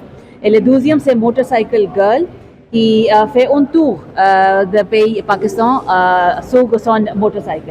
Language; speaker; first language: French; non-native, fluent; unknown